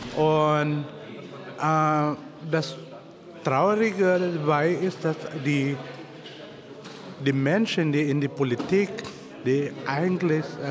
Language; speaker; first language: German; non-native, fluent; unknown